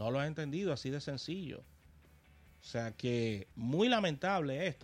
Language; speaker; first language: Spanish; native; Spanish